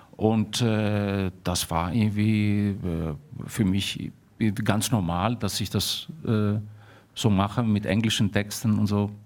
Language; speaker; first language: German; early bilingual, heritage; German